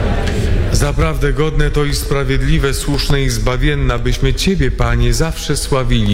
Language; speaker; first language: Polish; native; Polish